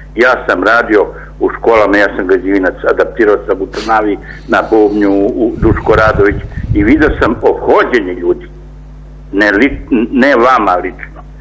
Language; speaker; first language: Serbian; native; Serbian